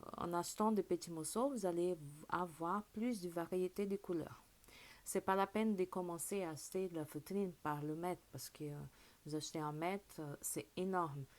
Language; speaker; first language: French; non-native, fluent; Portuguese